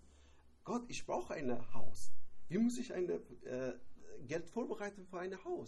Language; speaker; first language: German; non-native, learner; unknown